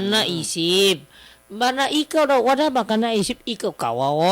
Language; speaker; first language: Filipino; non-native, learner; Chinese